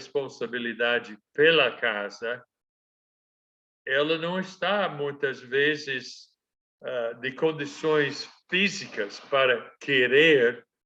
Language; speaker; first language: Portuguese; non-native, fluent; English